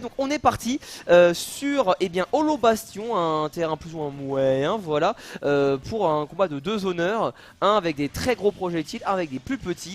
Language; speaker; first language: French; native; French